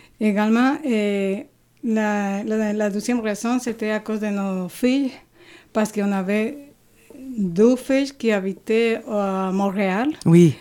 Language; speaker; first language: French; non-native, fluent; Spanish